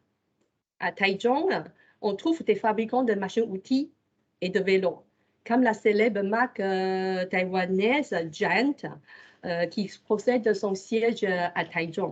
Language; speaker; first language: French; non-native, fluent; Chinese